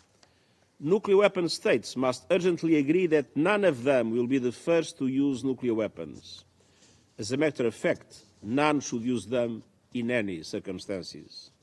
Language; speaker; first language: English; non-native, fluent; Portuguese